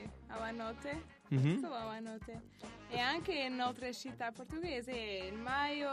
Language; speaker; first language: Italian; non-native, learner; Portuguese